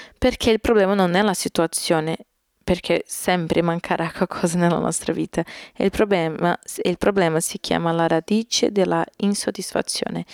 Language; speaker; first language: Italian; non-native, fluent; Portuguese